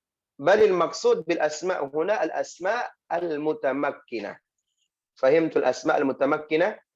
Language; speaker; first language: Arabic; non-native, fluent; Indonesian